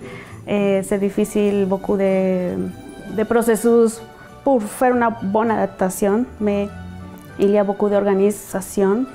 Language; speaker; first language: French; non-native, learner; Spanish